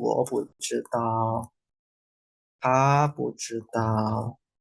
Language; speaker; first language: Chinese; non-native, fluent; Indonesian